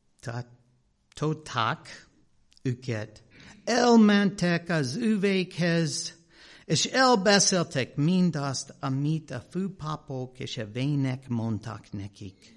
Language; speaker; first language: Hungarian; non-native, fluent; English